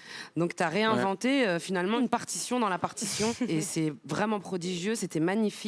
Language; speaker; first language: French; native; French